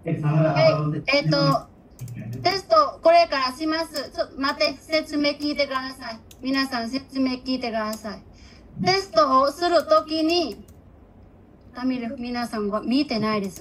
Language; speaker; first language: Japanese; non-native, fluent; Bangla